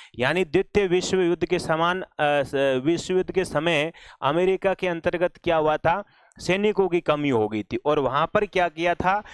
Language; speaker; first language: Hindi; native; Hindi